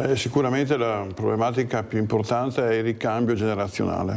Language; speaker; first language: Italian; native; Italian